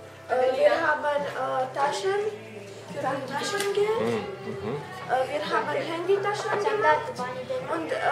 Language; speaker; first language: German; non-native, local second language; Romanian